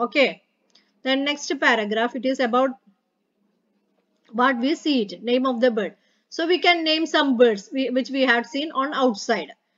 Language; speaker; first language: English; non-native, local second language; Malayalam